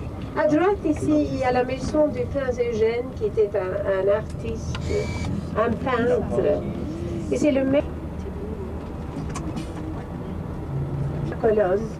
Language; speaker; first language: French; non-native, fluent; Swedish